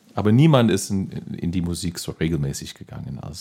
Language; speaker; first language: German; non-native, fluent; English